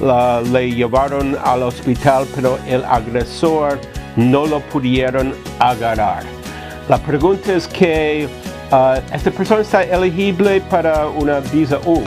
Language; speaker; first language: Spanish; non-native, fluent; English